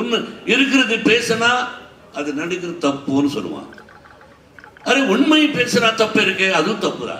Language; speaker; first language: Tamil; non-native, learner; Telugu